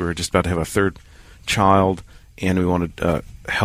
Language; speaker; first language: English; native; English